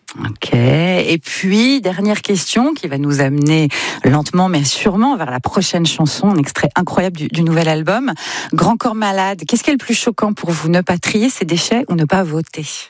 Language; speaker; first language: French; native; French